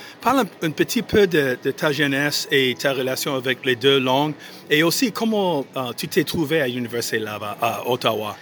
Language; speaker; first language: French; non-native, fluent; English